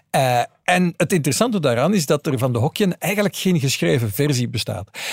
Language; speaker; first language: Dutch; native; Dutch